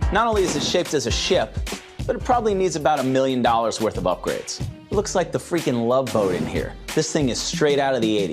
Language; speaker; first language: English; native; English